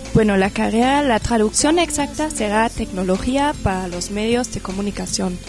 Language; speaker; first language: Spanish; non-native, fluent; German